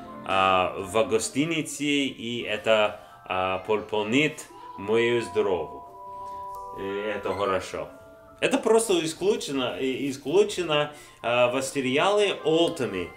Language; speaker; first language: Russian; non-native, learner; English